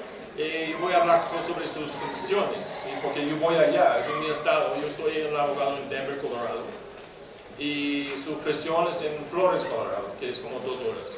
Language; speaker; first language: Spanish; non-native, fluent; English